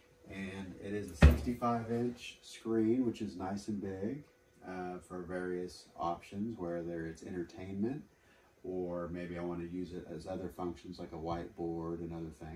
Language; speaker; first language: English; native; English